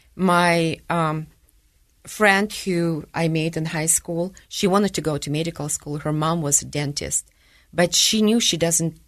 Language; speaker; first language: English; non-native, fluent; Ukrainian